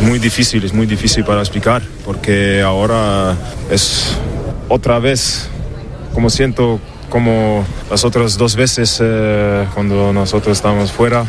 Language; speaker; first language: Spanish; non-native, learner; German